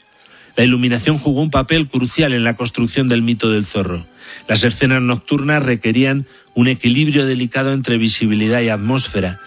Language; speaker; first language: Spanish; native; Spanish